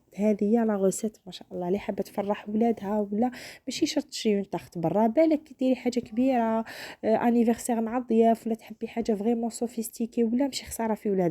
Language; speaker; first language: Arabic; native; Arabic